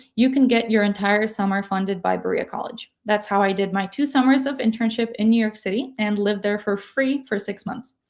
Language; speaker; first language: English; non-native, fluent; Ukrainian